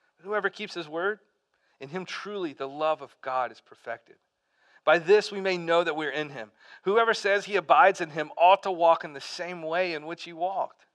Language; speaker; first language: English; native; English